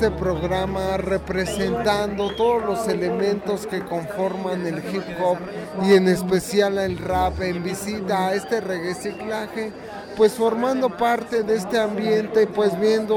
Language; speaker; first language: Spanish; native; Spanish